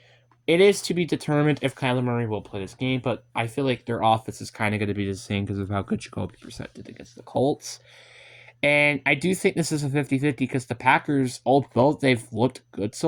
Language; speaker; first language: English; native; English